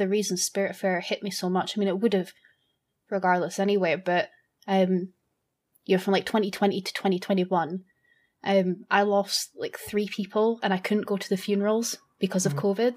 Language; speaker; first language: English; native; English